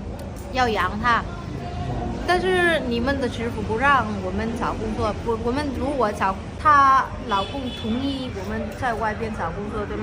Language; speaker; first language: Chinese; non-native, learner; Vietnamese